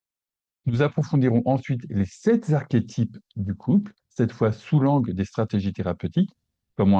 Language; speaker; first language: French; native; French